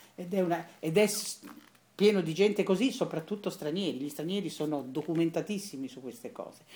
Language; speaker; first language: Italian; native; Italian